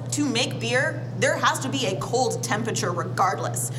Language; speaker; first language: English; native; English